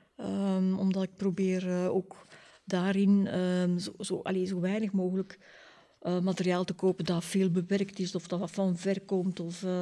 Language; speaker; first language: Dutch; native; Dutch